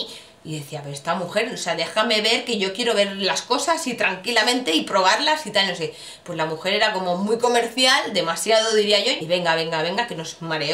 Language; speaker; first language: Spanish; native; Spanish